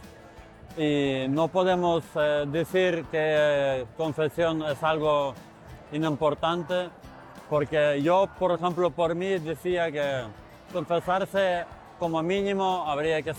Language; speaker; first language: Spanish; non-native, fluent; Ukrainian